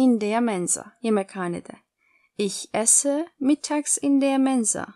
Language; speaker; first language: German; non-native, fluent; Turkish